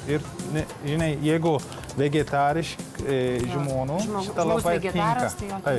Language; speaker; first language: Lithuanian; non-native, learner; Turkish